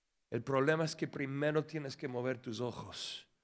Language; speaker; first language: Spanish; non-native, fluent; English